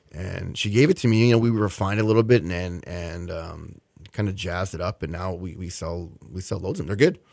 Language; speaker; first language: English; native; English